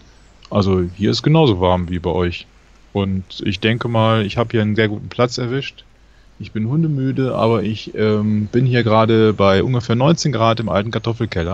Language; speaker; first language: German; native; German